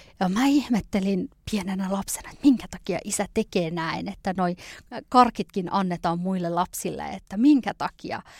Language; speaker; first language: Finnish; early bilingual, other home language; Persian